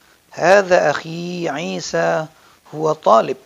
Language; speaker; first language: Arabic; non-native, fluent; Indonesian